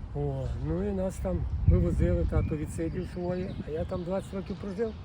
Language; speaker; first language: Ukrainian; native; Ukrainian